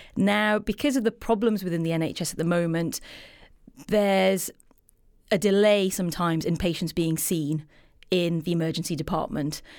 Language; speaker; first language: English; native; English